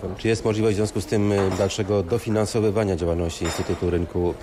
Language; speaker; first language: Polish; native; Polish